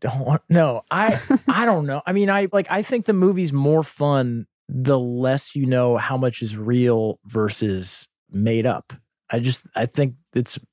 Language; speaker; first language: English; native; English